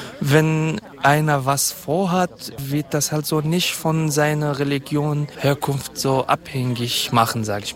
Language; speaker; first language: German; non-native, fluent; Kurdish